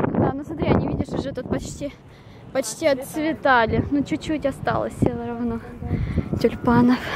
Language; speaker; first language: Russian; native; Russian